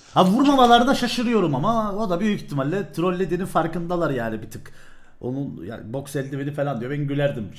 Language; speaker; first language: Turkish; early bilingual, heritage; Turkish